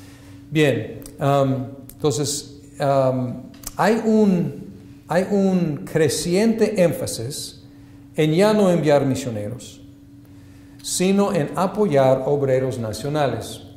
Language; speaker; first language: Spanish; non-native, fluent; English